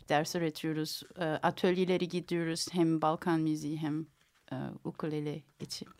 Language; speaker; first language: Turkish; non-native, fluent; English